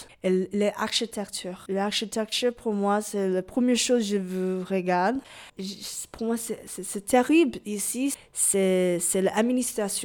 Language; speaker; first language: French; non-native, learner; Chinese